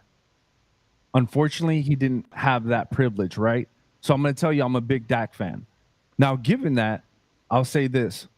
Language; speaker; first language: English; native; English